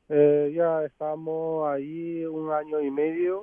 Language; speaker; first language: Spanish; non-native, learner; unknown